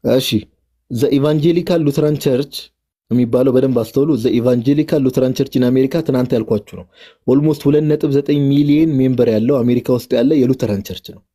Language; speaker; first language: Amharic; native; Amharic